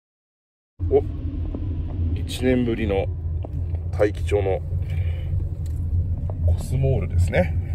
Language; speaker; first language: Japanese; native; Japanese